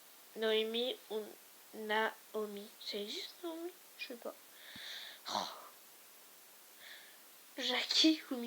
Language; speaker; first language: French; native; French